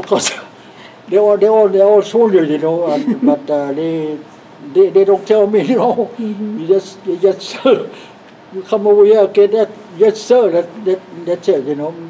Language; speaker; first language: English; non-native, learner; Lao